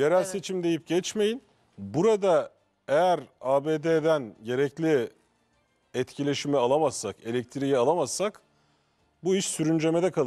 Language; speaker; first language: Turkish; native; Turkish